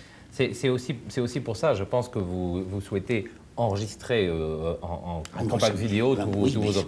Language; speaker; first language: French; native; French